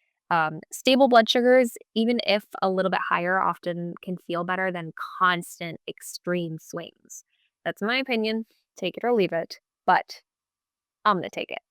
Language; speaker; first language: English; native; English